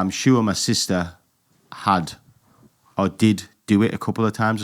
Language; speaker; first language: English; native; English